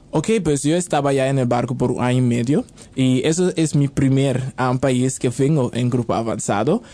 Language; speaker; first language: Spanish; non-native, fluent; Papiamento